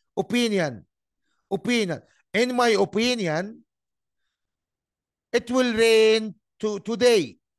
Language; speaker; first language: English; non-native, fluent; Arabic